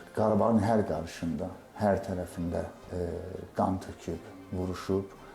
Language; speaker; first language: Azerbaijani; native; Azerbaijani